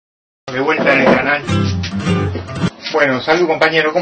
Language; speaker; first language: Spanish; native; Spanish